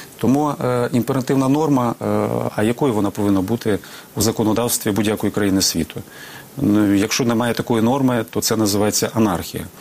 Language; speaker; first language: Ukrainian; native; Ukrainian